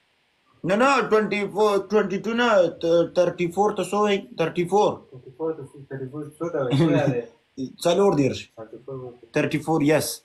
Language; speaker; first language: English; non-native, learner; Pashto